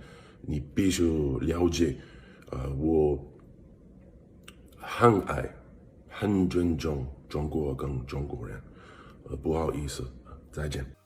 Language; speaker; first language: Chinese; non-native, learner; English